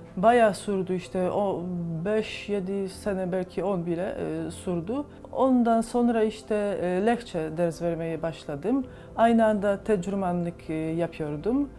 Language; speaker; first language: Turkish; non-native, fluent; Polish